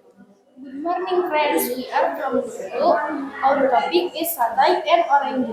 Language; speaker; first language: English; non-native, learner; Indonesian